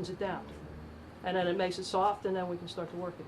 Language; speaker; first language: English; native; English